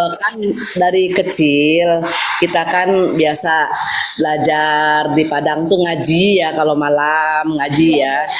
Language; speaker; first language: Indonesian; non-native, local second language; Minangkabau